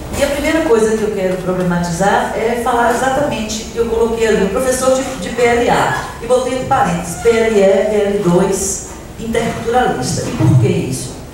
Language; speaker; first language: Portuguese; native; Portuguese